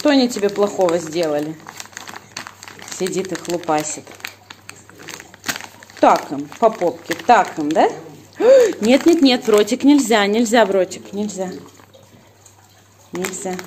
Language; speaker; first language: Russian; native; Russian